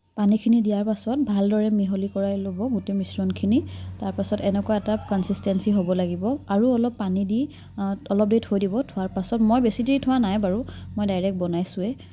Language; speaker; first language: Assamese; native; Assamese